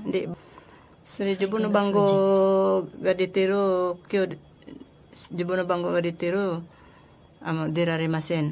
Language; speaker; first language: Japanese; non-native, learner; Filipino